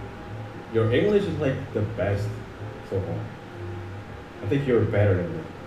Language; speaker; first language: English; non-native, fluent; Indonesian